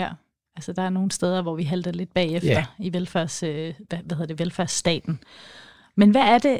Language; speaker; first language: Danish; native; Danish